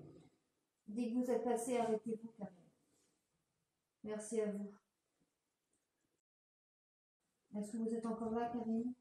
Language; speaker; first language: French; native; French